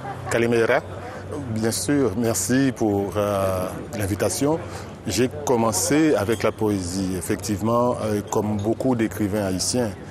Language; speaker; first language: French; non-native, local second language; Haitian Creole